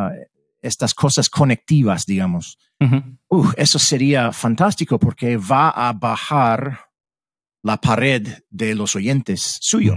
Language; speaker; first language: Spanish; early bilingual, heritage; English